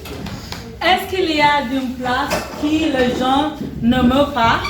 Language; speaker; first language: French; non-native, learner; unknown